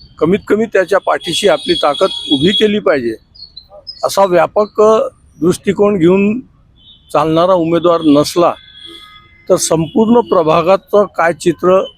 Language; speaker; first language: Marathi; native; Marathi